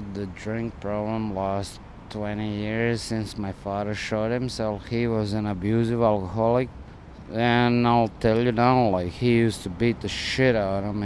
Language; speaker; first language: English; non-native, fluent; Croatian